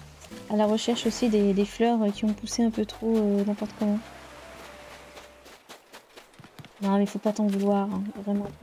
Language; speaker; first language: French; native; French